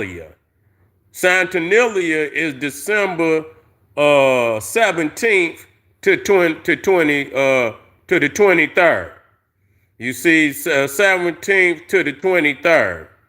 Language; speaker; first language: English; native; English